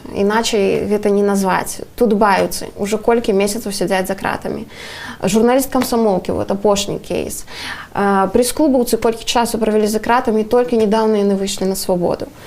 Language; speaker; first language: Belarusian; non-native, local second language; Russian